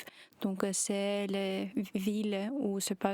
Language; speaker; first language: French; non-native, learner; Ukrainian